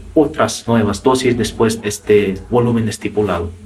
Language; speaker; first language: Spanish; non-native, fluent; Russian